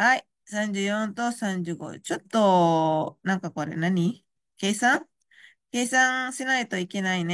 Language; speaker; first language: Japanese; non-native, fluent; Indonesian